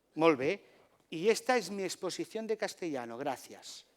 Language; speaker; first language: Spanish; non-native, local second language; Catalan